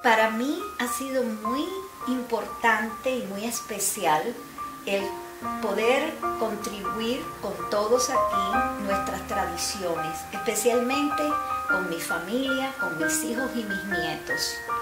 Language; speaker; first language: Spanish; native; Spanish